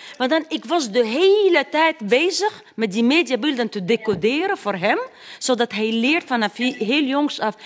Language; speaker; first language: Dutch; non-native, fluent; Arabic